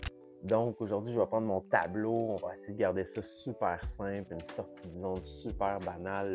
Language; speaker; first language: French; native; French